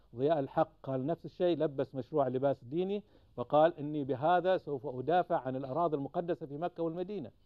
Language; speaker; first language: Arabic; native; Arabic